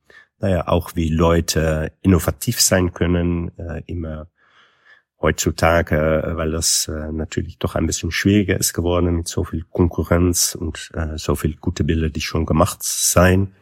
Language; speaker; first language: German; non-native, fluent; Dutch